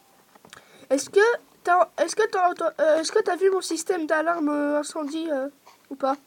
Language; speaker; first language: French; native; French